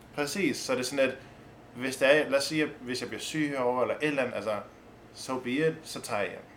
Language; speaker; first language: Danish; native; Danish